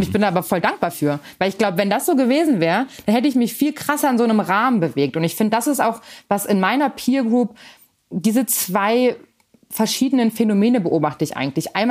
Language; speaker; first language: German; native; German